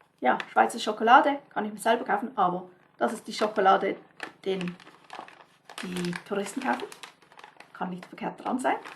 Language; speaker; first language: German; non-native, fluent; English